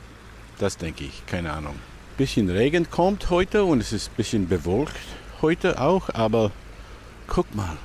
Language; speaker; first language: German; non-native, learner; English